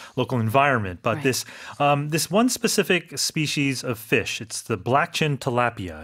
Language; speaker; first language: English; native; English